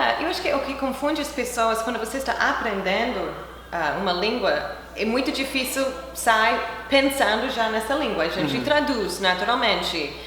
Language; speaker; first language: Portuguese; non-native, fluent; English